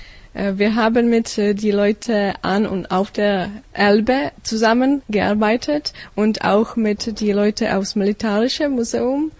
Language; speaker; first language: German; non-native, learner; Czech